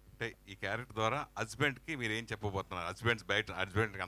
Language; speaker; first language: Telugu; native; Telugu